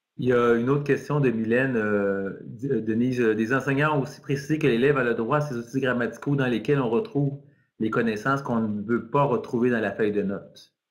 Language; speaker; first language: French; native; French